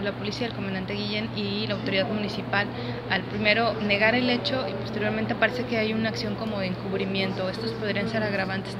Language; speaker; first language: Spanish; native; Spanish